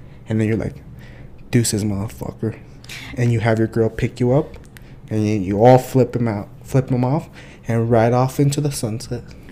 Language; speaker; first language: English; early bilingual, other home language; Spanish